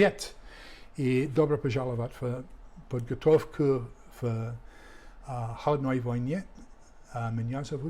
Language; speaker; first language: Russian; non-native, learner; English